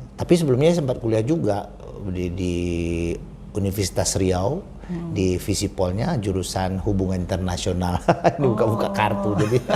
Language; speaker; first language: Indonesian; native; Indonesian